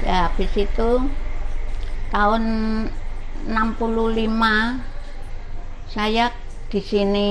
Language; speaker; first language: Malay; non-native, local second language; Javanese